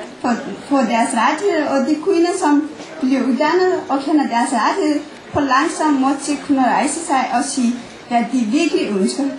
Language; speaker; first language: Danish; non-native, fluent; Nepali